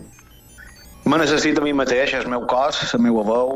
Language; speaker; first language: Catalan; native; Catalan